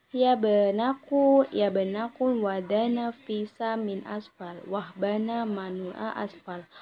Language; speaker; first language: Arabic; non-native, learner; Indonesian